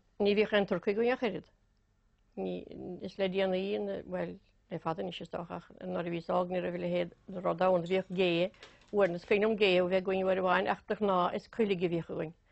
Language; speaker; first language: Irish; native; Irish